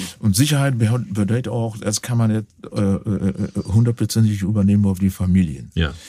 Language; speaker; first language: German; non-native, fluent; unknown